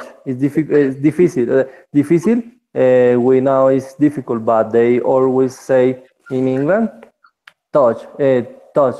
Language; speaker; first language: English; non-native, learner; Spanish